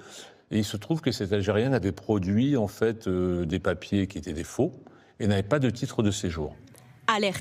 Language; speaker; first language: French; native; French